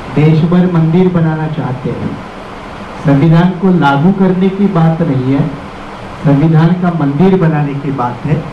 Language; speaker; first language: Hindi; non-native, local second language; Marathi